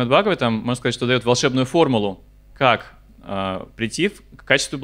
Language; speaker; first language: Russian; native; Russian